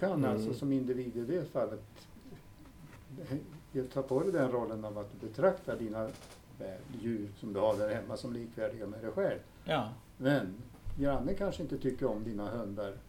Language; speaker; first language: Swedish; native; Swedish